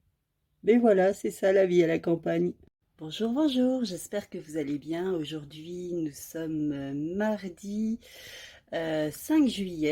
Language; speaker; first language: French; native; French